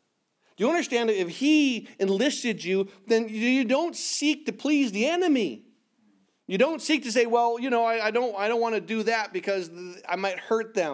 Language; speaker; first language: English; native; English